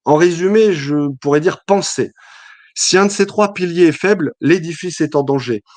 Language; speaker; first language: French; native; French